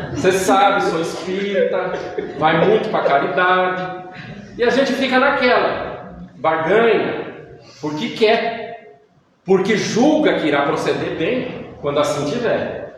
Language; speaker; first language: Portuguese; native; Portuguese